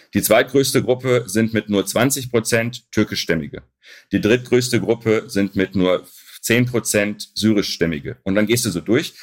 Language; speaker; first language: German; early bilingual, other home language; Arabic